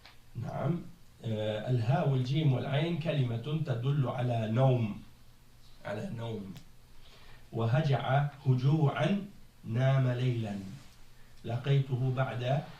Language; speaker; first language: Arabic; non-native, fluent; French